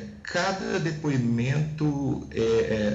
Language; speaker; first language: Portuguese; native; Portuguese